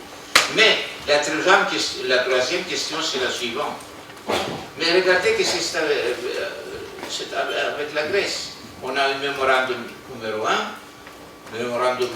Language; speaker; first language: French; non-native, fluent; Greek